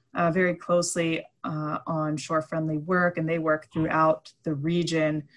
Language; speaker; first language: English; native; English